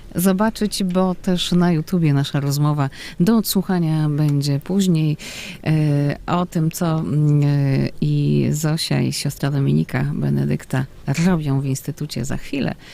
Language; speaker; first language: Polish; native; Polish